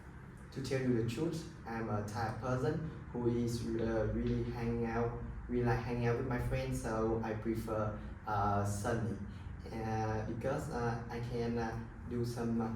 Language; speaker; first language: English; non-native, learner; Vietnamese